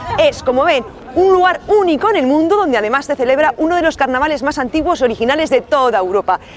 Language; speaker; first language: Spanish; native; Spanish